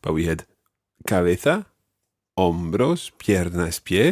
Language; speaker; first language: Spanish; non-native, fluent; English